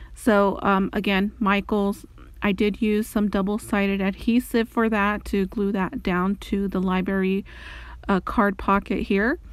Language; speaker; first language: English; native; English